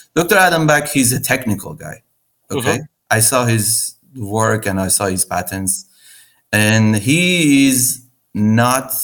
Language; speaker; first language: English; non-native, fluent; Persian